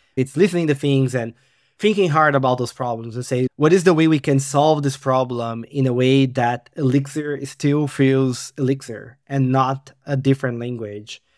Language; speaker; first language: English; non-native, fluent; Portuguese